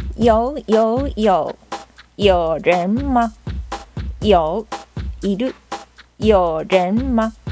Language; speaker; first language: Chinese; non-native, fluent; Japanese